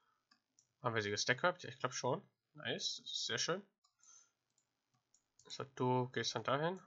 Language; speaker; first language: German; native; German